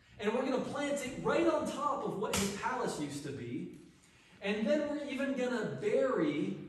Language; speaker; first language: English; native; English